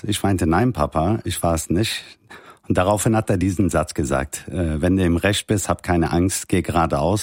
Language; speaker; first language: German; early bilingual, heritage; Turkish